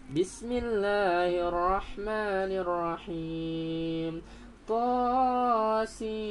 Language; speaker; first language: Arabic; non-native, learner; Indonesian